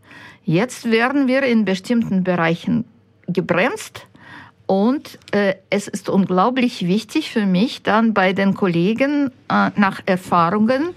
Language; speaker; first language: German; non-native, fluent; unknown